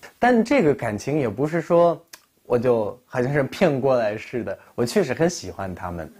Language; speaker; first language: Chinese; non-native, fluent; Russian